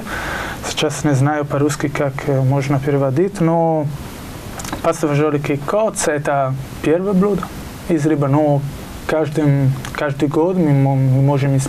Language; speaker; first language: Russian; non-native, learner; Italian